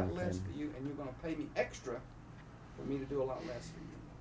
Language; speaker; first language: English; native; English